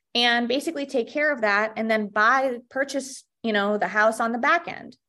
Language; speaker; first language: English; early bilingual, other home language; Russian